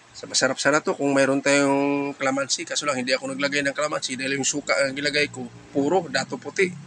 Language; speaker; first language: Filipino; non-native, local second language; Cebuano